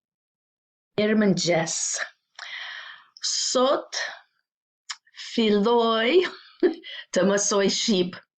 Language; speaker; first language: Albanian; non-native, learner; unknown